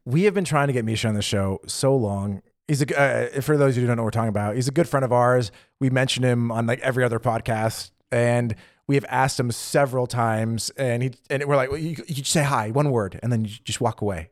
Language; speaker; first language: English; native; English